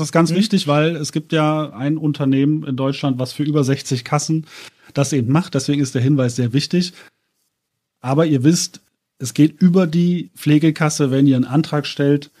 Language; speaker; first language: German; native; German